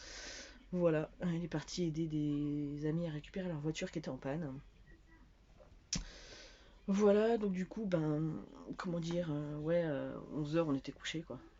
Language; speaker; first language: French; native; French